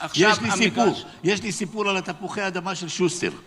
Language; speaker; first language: Hebrew; native; Hebrew